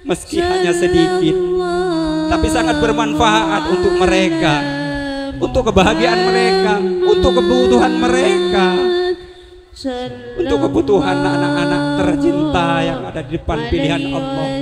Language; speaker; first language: Indonesian; non-native, local second language; Madurese